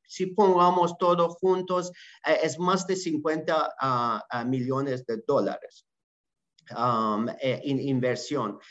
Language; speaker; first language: Spanish; non-native, learner; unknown